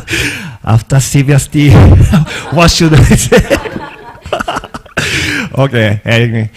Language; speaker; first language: English; non-native, learner; Japanese